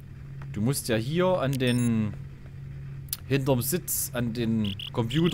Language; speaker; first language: German; native; German